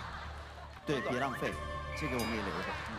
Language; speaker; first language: Chinese; native; Chinese